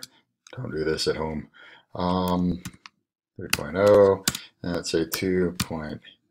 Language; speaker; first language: English; native; English